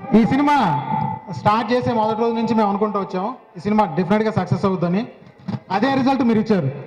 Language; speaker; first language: Telugu; native; Telugu